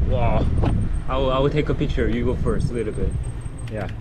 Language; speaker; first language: English; non-native, learner; Korean